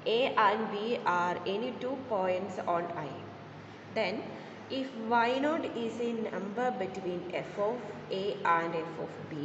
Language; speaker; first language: English; non-native, local second language; Malayalam